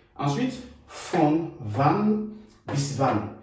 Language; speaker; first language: German; non-native, learner; French